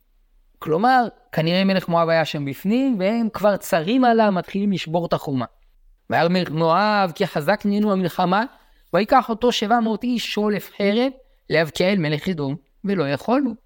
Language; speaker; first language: Hebrew; native; Hebrew